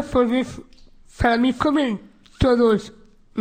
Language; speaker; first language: Spanish; non-native, local second language; Basque